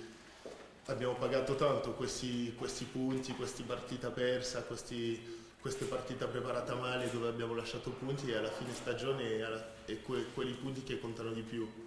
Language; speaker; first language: Italian; non-native, fluent; French